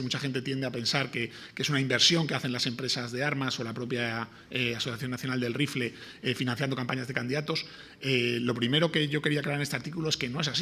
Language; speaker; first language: Spanish; native; Spanish